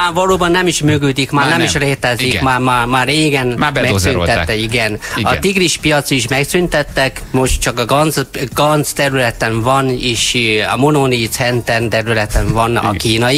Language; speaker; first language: Hungarian; non-native, learner; Chinese